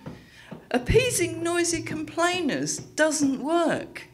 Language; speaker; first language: English; native; English